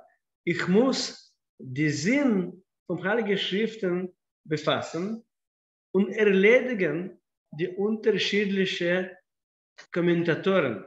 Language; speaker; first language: German; non-native, fluent; Russian